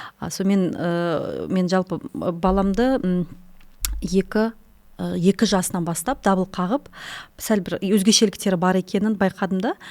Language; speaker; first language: Kazakh; non-native, local second language; Russian